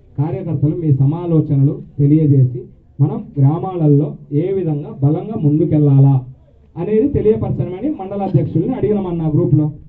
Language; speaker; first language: Telugu; native; Telugu